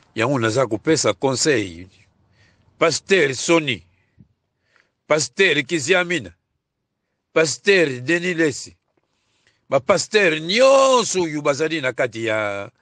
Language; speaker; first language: Lingala; non-native, local second language; Kongo